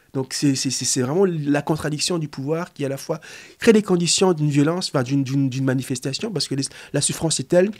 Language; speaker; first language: French; non-native, local second language; Lingala